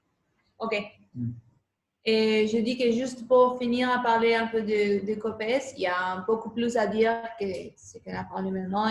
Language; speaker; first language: French; non-native, fluent; Spanish